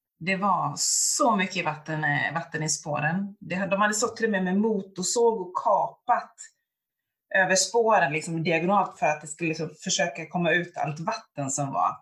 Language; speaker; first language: Swedish; native; Swedish